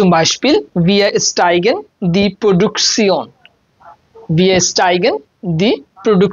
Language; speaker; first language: German; non-native, learner; Bangla